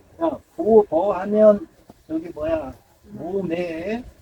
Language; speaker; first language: Korean; native; Korean